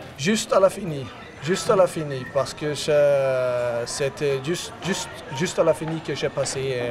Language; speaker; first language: French; non-native, learner; Swedish